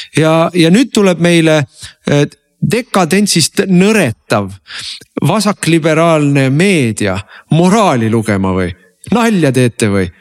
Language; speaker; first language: Estonian; native; Estonian